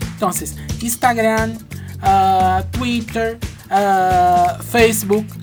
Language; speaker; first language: Spanish; non-native, fluent; Portuguese